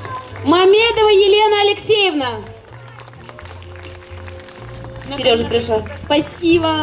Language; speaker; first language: Russian; native; Russian